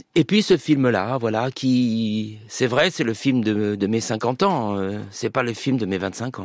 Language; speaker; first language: French; native; French